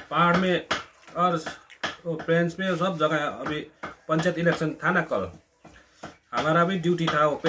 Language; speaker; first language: Hindi; non-native, local second language; Nepali